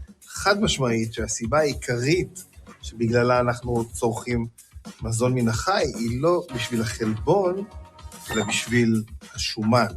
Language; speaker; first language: Hebrew; native; Hebrew